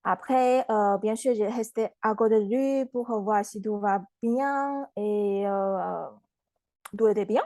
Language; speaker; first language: French; non-native, fluent; Chinese